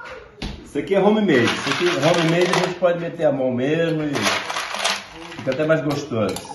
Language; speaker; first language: Portuguese; native; Portuguese